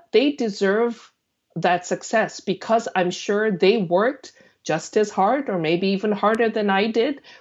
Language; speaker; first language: English; non-native, fluent; Korean